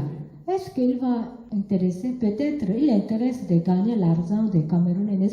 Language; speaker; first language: French; non-native, learner; Korean